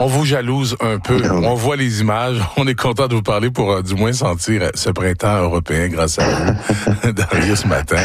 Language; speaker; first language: French; native; French